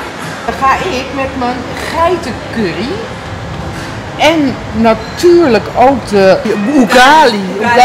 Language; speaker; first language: Dutch; native; Dutch